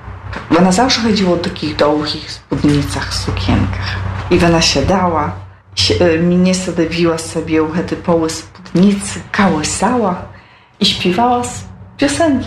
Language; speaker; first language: Polish; non-native, local second language; Belarusian